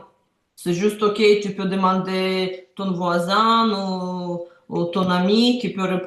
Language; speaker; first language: French; non-native, learner; Ukrainian